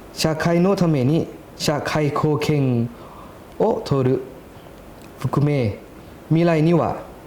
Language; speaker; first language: Japanese; non-native, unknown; Thai